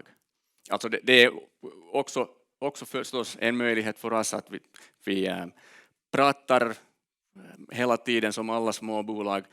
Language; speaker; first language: Swedish; non-native, local second language; Finnish